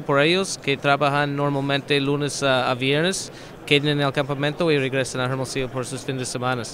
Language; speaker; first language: Spanish; non-native, fluent; English